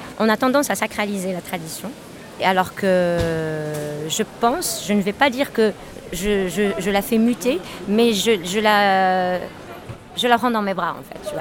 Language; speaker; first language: French; non-native, local second language; Arabic